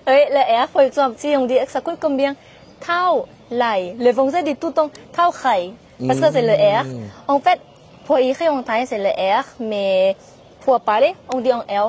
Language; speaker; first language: French; non-native, learner; Thai